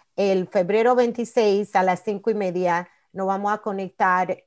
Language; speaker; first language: Spanish; native; Spanish